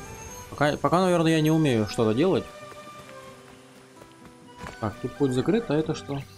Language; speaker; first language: Russian; native; Russian